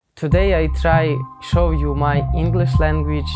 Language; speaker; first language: English; non-native, learner; Ukrainian